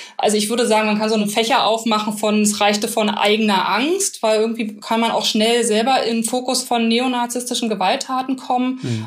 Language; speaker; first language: German; native; German